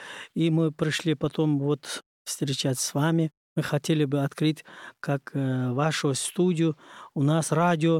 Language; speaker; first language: Russian; non-native, learner; Uzbek